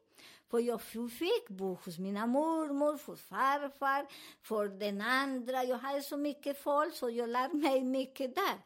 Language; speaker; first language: Swedish; non-native, learner; Spanish